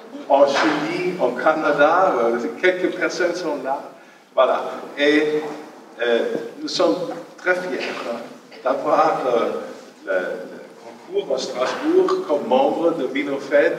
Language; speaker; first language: French; non-native, learner; German